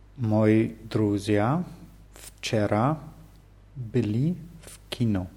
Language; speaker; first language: Russian; non-native, learner; German